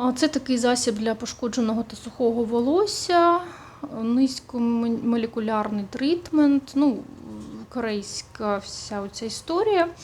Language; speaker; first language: Ukrainian; non-native, local second language; Russian